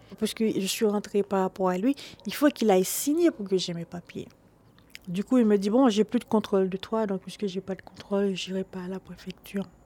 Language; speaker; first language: French; non-native, local second language; Haitian Creole